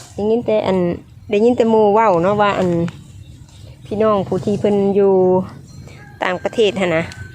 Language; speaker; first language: Thai; native; Thai